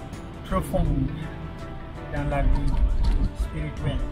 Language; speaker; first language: French; non-native, fluent; Indonesian